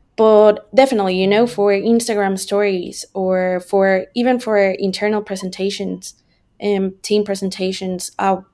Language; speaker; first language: English; non-native, fluent; Spanish